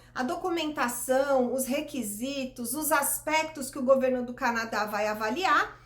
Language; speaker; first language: Portuguese; native; Portuguese